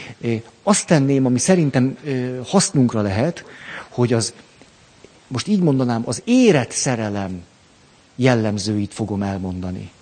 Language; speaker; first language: Hungarian; native; Hungarian